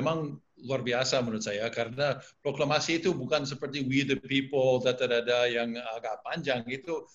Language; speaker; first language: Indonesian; non-native, fluent; English